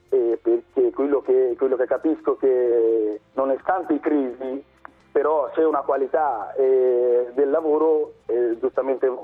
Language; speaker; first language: Italian; non-native, learner; Bangla